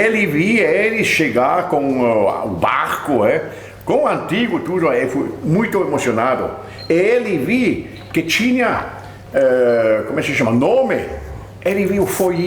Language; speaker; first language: Portuguese; non-native, fluent; French